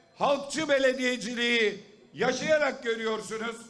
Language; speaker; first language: Turkish; native; Turkish